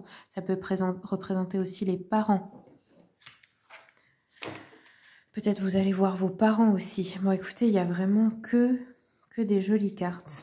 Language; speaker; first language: French; native; French